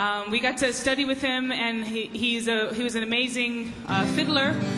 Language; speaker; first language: English; native; English